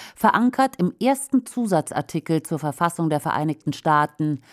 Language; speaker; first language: German; native; German